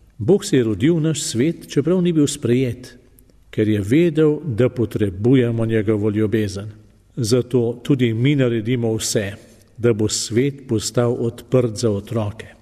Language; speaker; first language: Slovenian; native; Slovenian